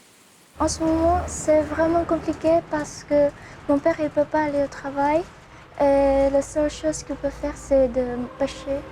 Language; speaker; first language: French; non-native, learner; Khmer